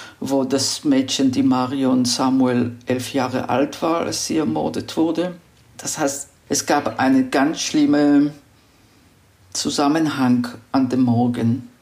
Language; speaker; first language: German; non-native, fluent; Hebrew